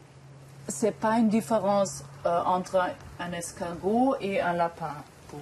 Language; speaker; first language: French; non-native, fluent; German